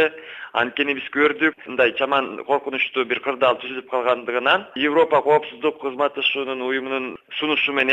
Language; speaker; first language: Kyrgyz; native; Kyrgyz